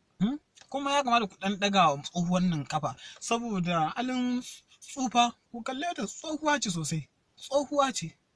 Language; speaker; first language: Hausa; non-native, local second language; Yoruba